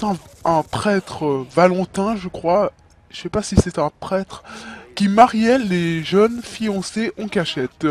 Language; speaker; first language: French; native; French